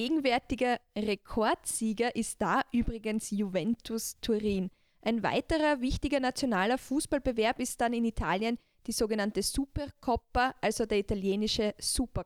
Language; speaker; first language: German; native; German